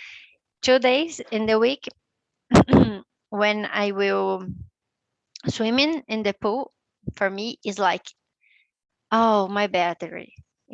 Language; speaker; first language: English; non-native, learner; Portuguese